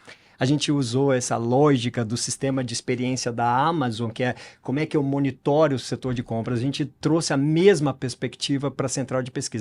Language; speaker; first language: Portuguese; native; Portuguese